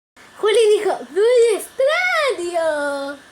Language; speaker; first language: Spanish; native; Spanish